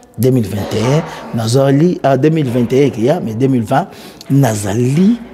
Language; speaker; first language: French; non-native, local second language; Lingala